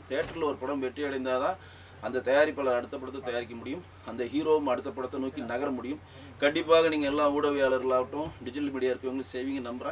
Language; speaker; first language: Tamil; native; Tamil